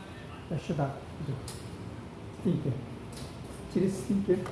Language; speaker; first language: Russian; non-native, learner; Korean